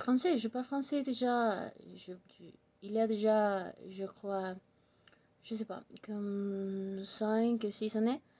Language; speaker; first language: French; non-native, learner; Spanish